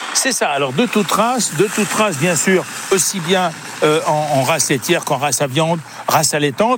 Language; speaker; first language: French; native; French